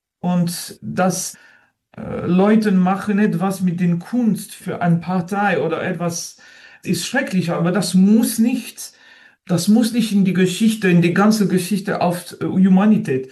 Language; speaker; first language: German; non-native, learner; French